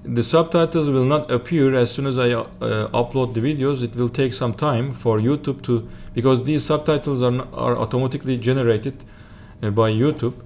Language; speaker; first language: English; non-native, learner; Turkish